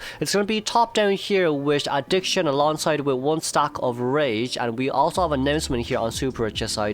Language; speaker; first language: English; non-native, fluent; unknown